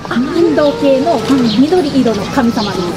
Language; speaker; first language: Japanese; non-native, fluent; Thai